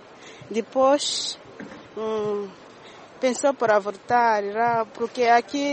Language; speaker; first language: Portuguese; non-native, learner; Kinyarwanda